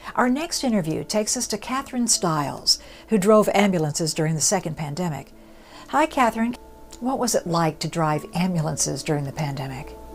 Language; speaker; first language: English; native; English